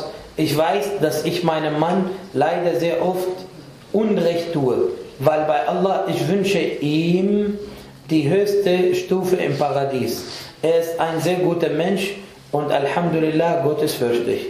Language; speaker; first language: German; non-native, fluent; Arabic